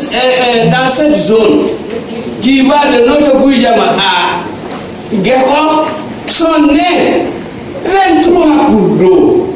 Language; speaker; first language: French; non-native, local second language; Wolof